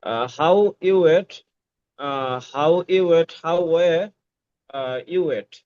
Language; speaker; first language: English; non-native, learner; Bangla